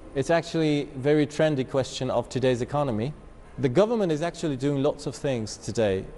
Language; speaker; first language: English; non-native, fluent; Uzbek